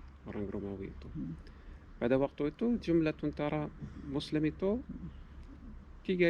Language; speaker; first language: Indonesian; non-native, learner; Arabic